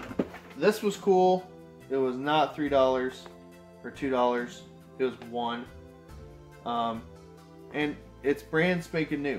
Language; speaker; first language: English; native; English